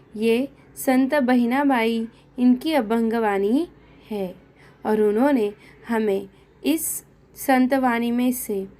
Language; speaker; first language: Hindi; non-native, local second language; Marathi